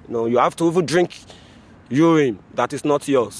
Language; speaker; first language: English; non-native, local second language; Bini